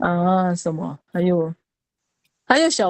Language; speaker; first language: Chinese; non-native, learner; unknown